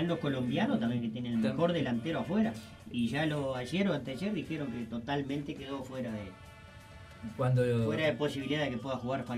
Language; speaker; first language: Spanish; native; Spanish